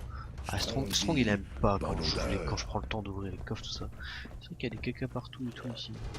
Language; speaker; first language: French; native; French